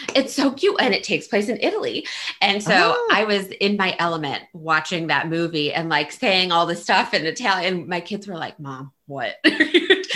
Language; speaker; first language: English; early bilingual, other home language; Italian